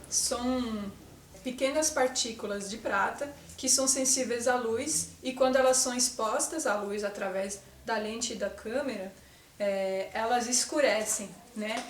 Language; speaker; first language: Portuguese; non-native, fluent; French